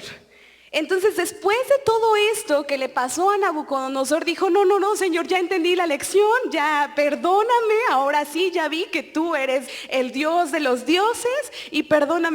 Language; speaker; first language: Spanish; native; Spanish